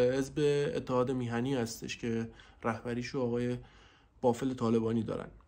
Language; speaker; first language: Persian; non-native, local second language; Central Kurdish